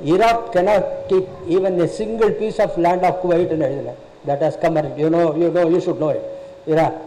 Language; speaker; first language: English; non-native, local second language; Tamil